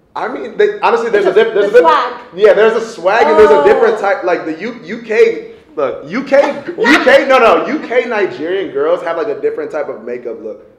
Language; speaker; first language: English; native; English